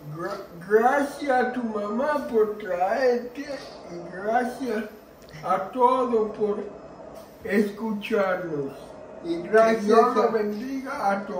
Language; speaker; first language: Spanish; early bilingual, heritage; Spanish